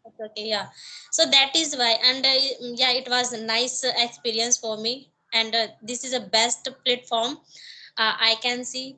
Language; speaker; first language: English; non-native, learner; Hindi